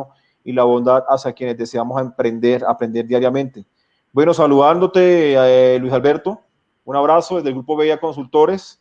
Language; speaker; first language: Spanish; native; Spanish